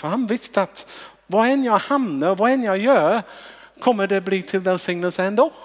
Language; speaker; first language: Swedish; non-native, fluent; English